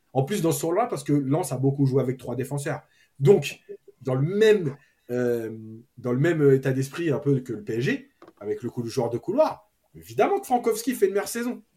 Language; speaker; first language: French; native; French